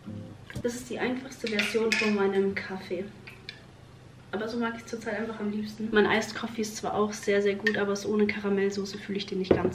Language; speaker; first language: German; native; German